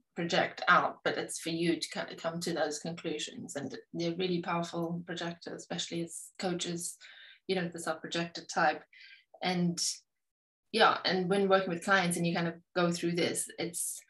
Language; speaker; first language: English; native; English